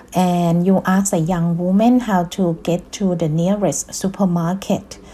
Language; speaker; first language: English; non-native, fluent; Thai